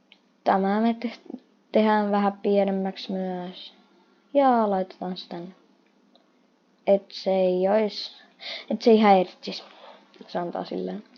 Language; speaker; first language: Finnish; non-native, fluent; Russian